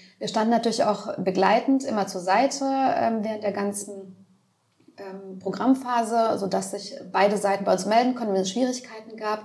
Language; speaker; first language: German; early bilingual, other home language; Albanian